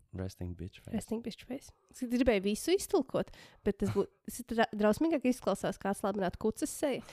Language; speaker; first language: Latvian; native; Latvian